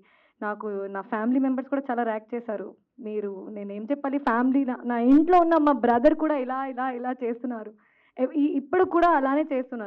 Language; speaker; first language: Telugu; non-native, fluent; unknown